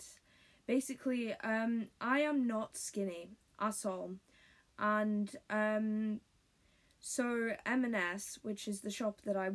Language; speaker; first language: English; native; English